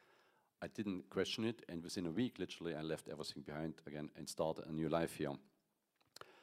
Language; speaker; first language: English; non-native, fluent; German